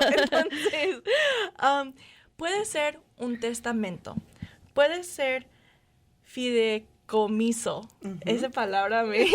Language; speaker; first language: Spanish; non-native, fluent; English